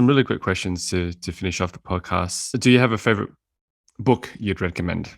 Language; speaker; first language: English; native; English